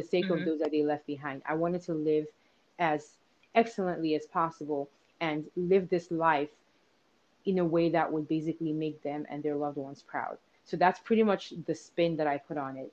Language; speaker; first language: English; non-native, local second language; Igbo